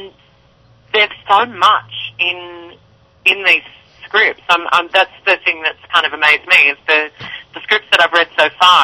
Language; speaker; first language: English; native; English